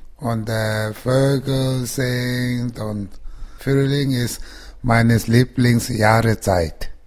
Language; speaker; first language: German; non-native, learner; Tibetan